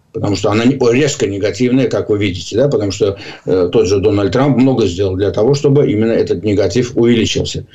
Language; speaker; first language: Russian; non-native, local second language; Azerbaijani